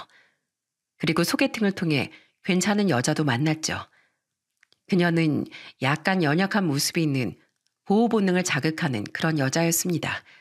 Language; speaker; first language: Korean; native; Korean